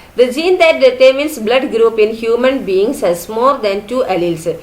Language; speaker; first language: English; non-native, local second language; Malayalam